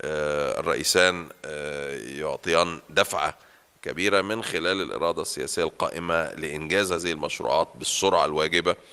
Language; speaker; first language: Arabic; native; Arabic